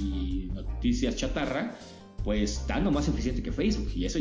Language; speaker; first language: Spanish; native; Spanish